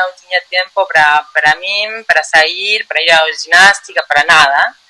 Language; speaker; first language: Portuguese; non-native, learner; Spanish